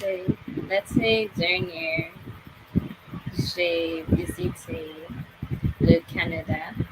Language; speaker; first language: French; non-native, learner; English